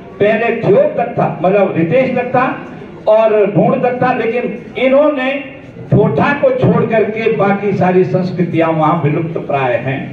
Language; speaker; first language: Hindi; native; Hindi